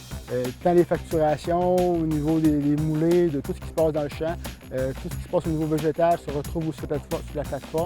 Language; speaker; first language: French; native; French